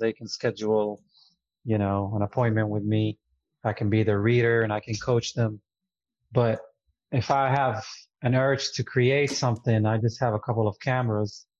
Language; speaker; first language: English; non-native, fluent; Arabic